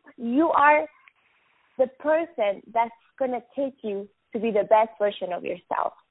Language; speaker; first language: English; non-native, fluent; Spanish